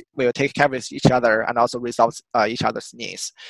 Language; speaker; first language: English; non-native, fluent; Chinese